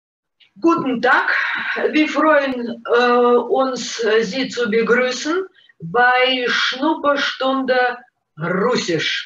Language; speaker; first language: German; non-native, fluent; Russian